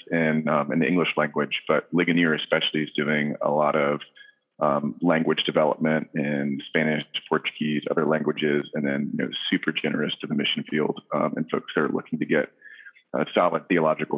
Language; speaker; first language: English; native; English